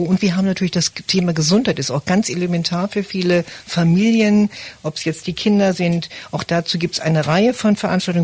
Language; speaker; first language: German; native; German